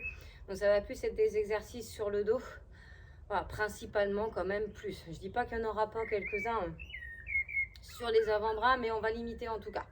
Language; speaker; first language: French; native; French